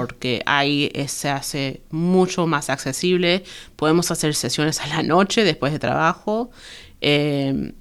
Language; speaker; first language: Spanish; early bilingual, heritage; Spanish